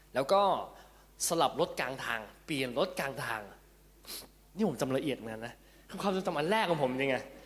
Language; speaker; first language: Thai; early bilingual, heritage; Thai